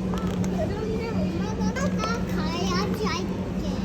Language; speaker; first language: Korean; early bilingual, heritage; Korean